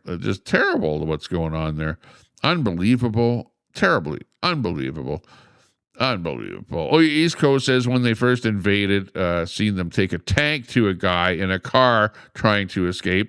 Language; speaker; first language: English; native; English